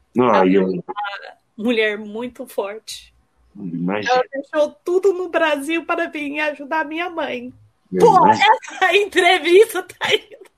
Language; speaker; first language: Portuguese; early bilingual, heritage; Portuguese